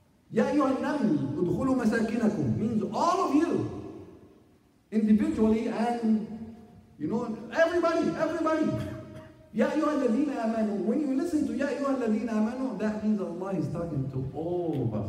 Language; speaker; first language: English; non-native, fluent; Arabic